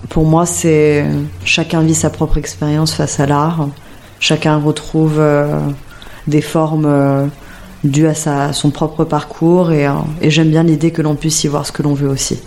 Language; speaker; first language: French; native; French